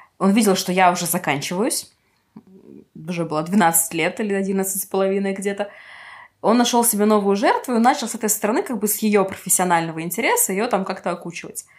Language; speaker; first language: Russian; non-native, local second language; Ukrainian